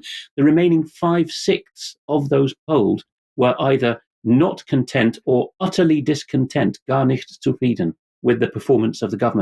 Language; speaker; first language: English; non-native, fluent; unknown